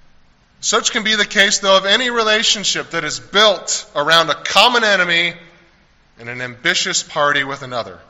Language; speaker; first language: English; native; English